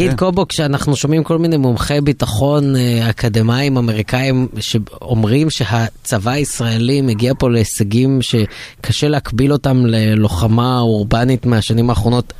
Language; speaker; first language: Hebrew; native; Hebrew